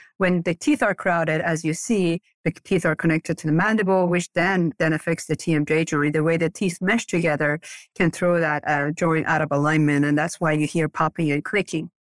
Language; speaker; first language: English; early bilingual, other home language; Persian